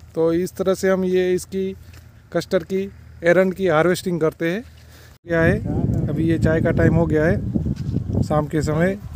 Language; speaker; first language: Hindi; non-native, local second language; Gujarati